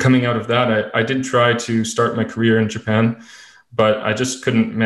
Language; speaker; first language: English; native; English